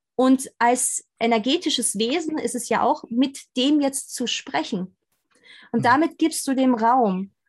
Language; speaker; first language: German; native; German